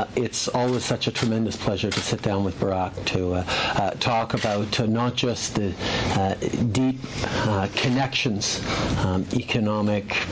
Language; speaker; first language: English; early bilingual, other home language; French